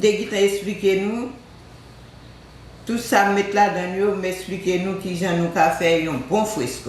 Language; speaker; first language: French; non-native, local second language; Haitian Creole